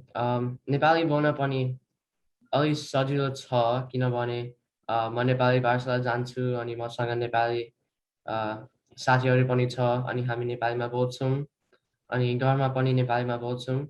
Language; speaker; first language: Nepali; early bilingual, heritage; Nepali